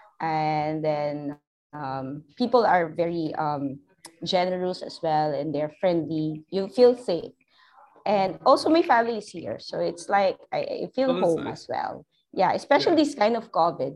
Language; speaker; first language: English; non-native, local second language; Filipino